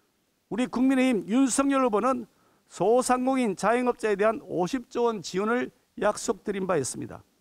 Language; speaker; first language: Korean; native; Korean